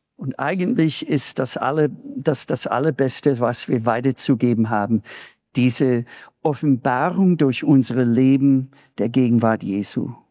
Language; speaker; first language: German; non-native, fluent; English